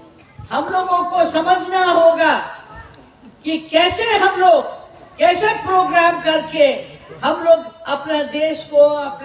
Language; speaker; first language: Hindi; non-native, local second language; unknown